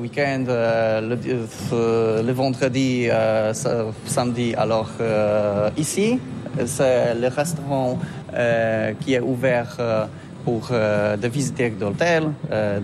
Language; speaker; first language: French; non-native, learner; Polish